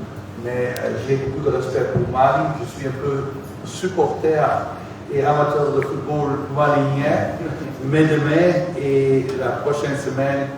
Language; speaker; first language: French; non-native, fluent; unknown